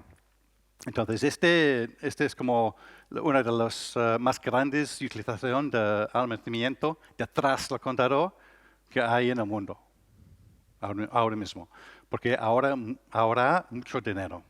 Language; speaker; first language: Spanish; non-native, learner; English